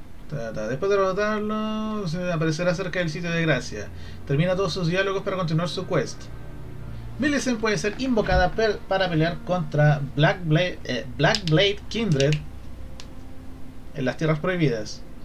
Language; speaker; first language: Spanish; native; Spanish